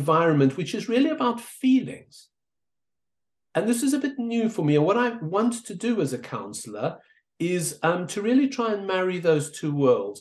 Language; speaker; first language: English; native; English